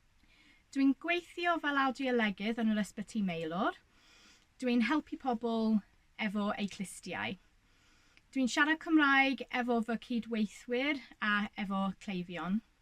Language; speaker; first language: Welsh; non-native, learner; English